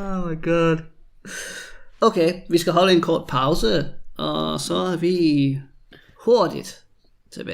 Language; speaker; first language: Danish; non-native, fluent; English